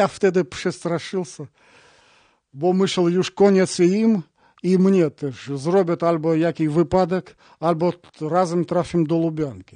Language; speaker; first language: Polish; non-native, learner; Russian